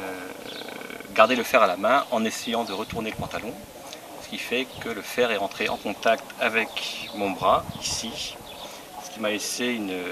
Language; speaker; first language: French; native; French